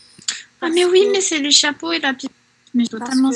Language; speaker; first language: French; native; French